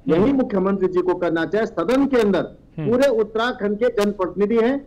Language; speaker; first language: Hindi; native; Hindi